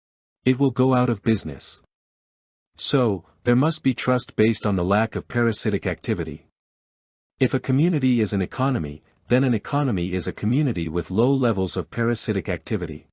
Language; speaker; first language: English; native; English